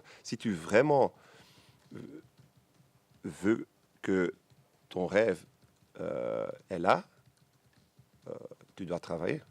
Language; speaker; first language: French; non-native, local second language; Dutch